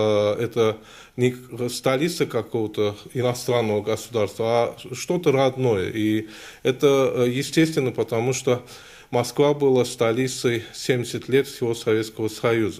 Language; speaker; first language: Russian; non-native, local second language; Azerbaijani